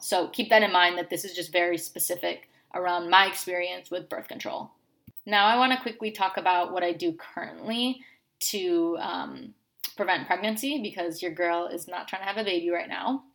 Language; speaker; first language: English; native; English